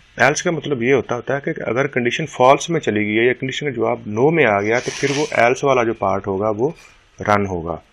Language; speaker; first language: Urdu; native; Urdu